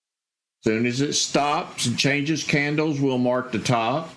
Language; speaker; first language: English; native; English